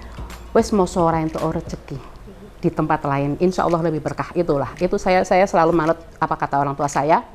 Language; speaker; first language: Indonesian; native; Indonesian